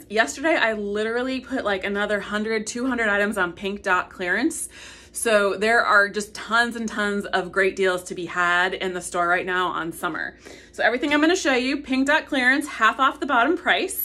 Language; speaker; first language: English; native; English